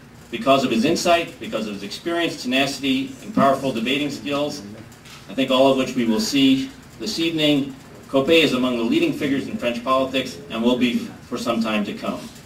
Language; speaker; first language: English; native; English